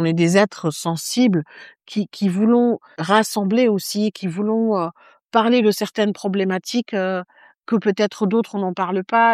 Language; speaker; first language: French; non-native, local second language; Arabic